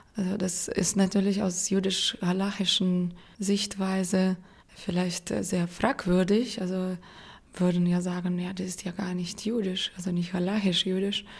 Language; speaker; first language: German; non-native, fluent; Russian